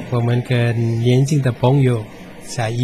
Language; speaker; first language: Chinese; non-native, fluent; Indonesian